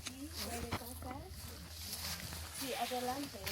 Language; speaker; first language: Spanish; non-native, local second language; Aymara